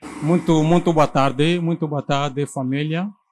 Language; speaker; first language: Portuguese; non-native, learner; Lingala